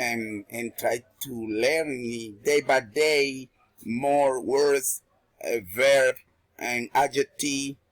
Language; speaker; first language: English; non-native, learner; Spanish